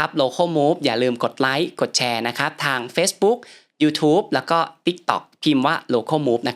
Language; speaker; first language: Thai; native; Thai